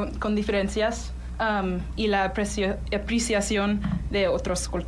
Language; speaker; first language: Spanish; non-native, learner; English